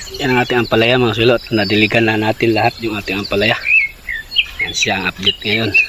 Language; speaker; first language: Filipino; non-native, local second language; Cebuano